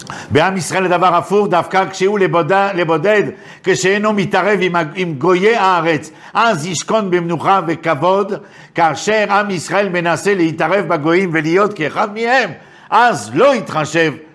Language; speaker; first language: Hebrew; non-native, fluent; French